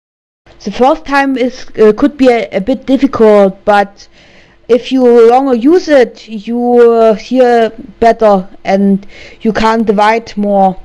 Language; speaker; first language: English; non-native, learner; German